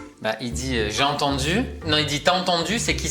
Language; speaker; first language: French; native; French